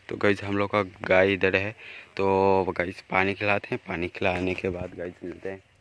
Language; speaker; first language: Hindi; non-native, local second language; Bangla